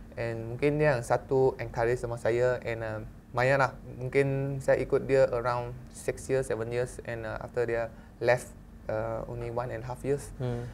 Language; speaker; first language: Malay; non-native, local second language; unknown